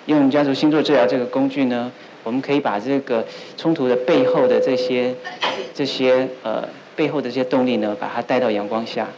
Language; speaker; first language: Chinese; native; Chinese